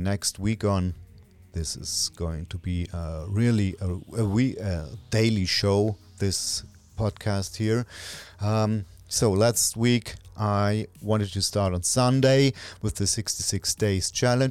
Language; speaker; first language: English; non-native, learner; German